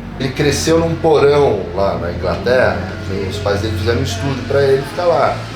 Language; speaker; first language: Portuguese; native; Portuguese